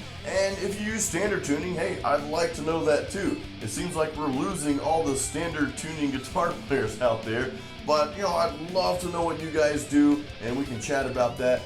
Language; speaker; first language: English; native; English